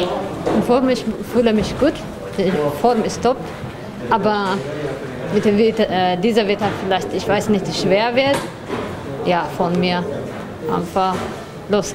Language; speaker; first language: German; non-native, learner; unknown